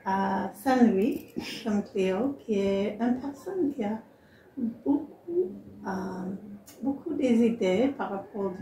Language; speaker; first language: French; non-native, learner; English